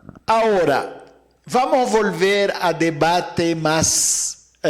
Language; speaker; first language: Spanish; non-native, fluent; Arabic